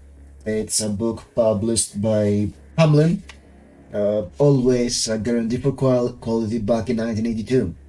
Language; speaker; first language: English; non-native, fluent; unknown